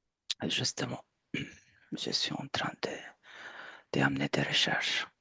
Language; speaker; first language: French; non-native, fluent; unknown